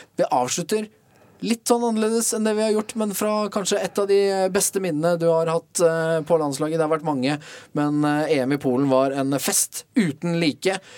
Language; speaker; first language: Norwegian; native; Norwegian